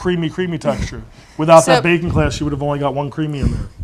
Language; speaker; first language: English; native; English